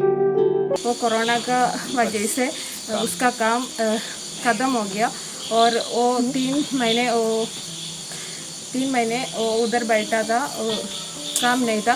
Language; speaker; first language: Hindi; non-native, local second language; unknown